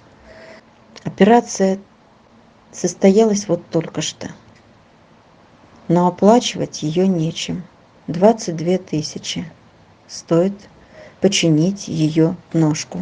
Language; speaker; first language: Russian; native; Russian